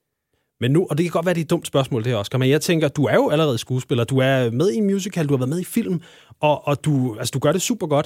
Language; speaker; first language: Danish; native; Danish